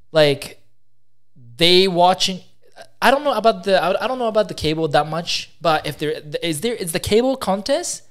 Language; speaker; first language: English; non-native, fluent; Japanese